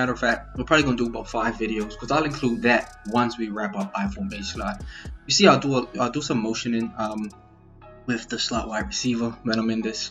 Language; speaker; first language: English; native; English